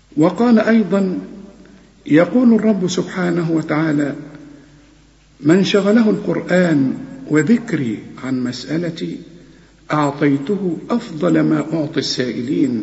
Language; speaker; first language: Arabic; native; Arabic